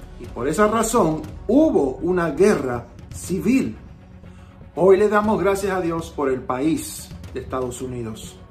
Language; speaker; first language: Spanish; early bilingual, heritage; Spanish